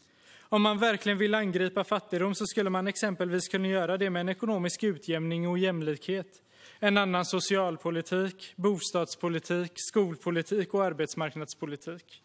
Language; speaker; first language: Swedish; native; Swedish